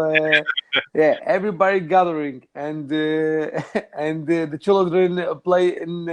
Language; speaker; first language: English; non-native, learner; Arabic